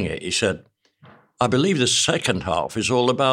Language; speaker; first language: English; native; English